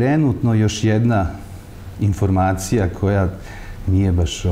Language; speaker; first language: Serbian; native; Serbian